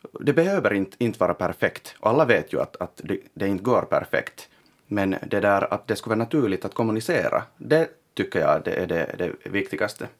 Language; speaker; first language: Swedish; non-native, local second language; Finnish